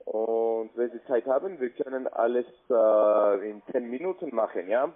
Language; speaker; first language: German; non-native, learner; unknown